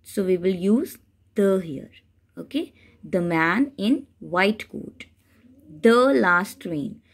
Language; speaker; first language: Hindi; native; Hindi